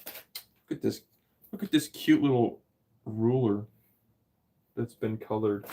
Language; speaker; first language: English; native; English